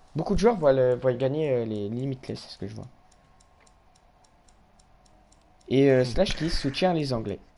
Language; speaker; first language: French; native; French